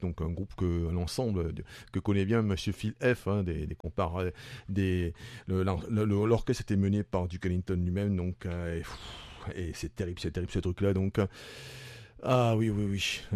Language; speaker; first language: French; native; French